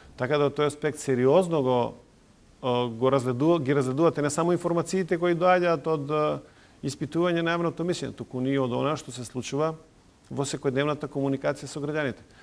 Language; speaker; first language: Macedonian; non-native, local second language; Serbian